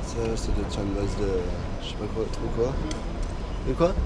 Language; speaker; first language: French; native; French